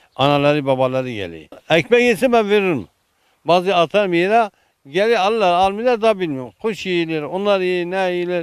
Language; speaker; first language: Turkish; non-native, local second language; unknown